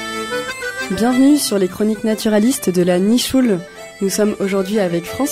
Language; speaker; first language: French; native; French